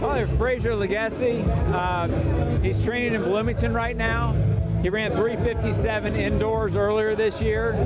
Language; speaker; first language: English; native; English